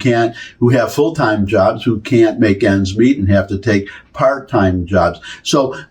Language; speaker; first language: English; native; English